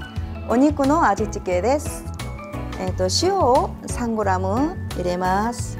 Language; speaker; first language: Japanese; non-native, fluent; Korean